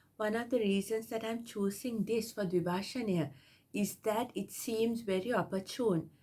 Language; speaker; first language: English; non-native, local second language; Sinhala